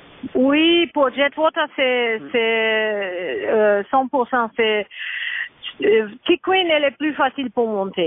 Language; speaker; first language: French; non-native, learner; German